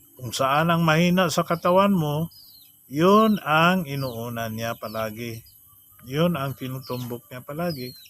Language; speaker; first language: Filipino; non-native, local second language; Cebuano